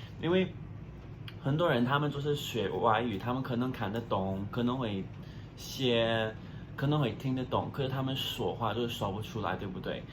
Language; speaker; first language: Chinese; non-native, fluent; English